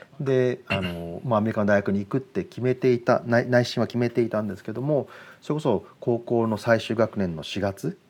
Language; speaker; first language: Japanese; early bilingual, heritage; Japanese